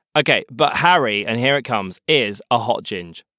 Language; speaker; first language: English; native; English